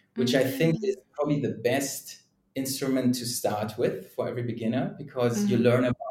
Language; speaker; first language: English; non-native, fluent; German